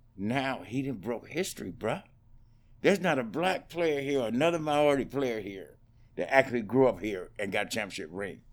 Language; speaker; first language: English; native; English